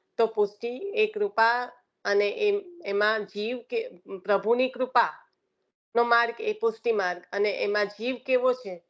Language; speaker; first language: Gujarati; early bilingual, heritage; Gujarati